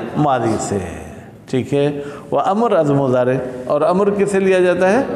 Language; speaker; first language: Urdu; non-native, local second language; Sindhi